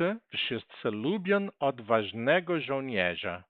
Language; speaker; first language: Polish; non-native, learner; Portuguese